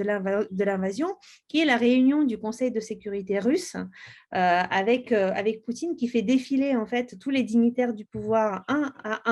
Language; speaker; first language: French; native; French